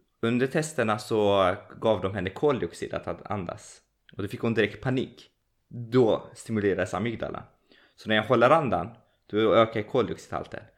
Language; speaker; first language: Swedish; early bilingual, other home language; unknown